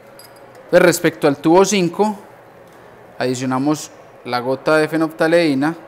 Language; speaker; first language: Spanish; native; Spanish